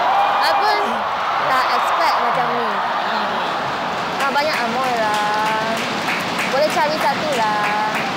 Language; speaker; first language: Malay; non-native, local second language; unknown